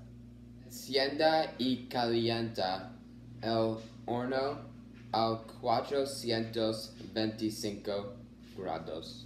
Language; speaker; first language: Spanish; non-native, learner; English